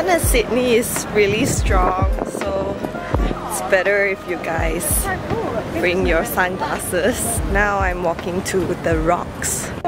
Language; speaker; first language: English; non-native, local second language; Chinese